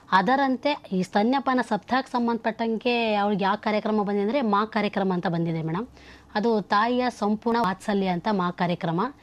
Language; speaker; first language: Kannada; native; Kannada